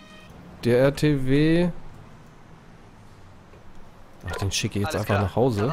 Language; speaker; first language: German; native; German